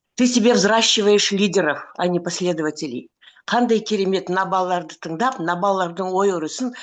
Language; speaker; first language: Russian; non-native, local second language; Kazakh